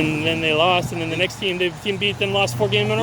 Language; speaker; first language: English; native; English